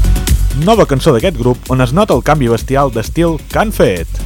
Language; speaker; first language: Catalan; native; Catalan